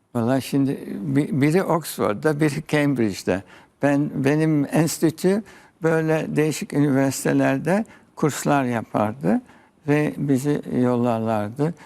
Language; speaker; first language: Turkish; early bilingual, heritage; Turkish